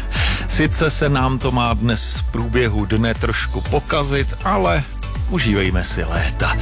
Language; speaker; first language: Czech; native; Czech